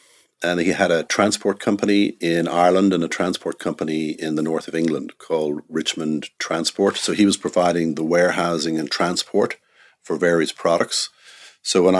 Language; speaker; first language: English; native; English